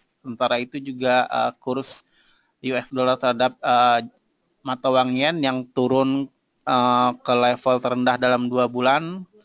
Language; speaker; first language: Indonesian; native; Indonesian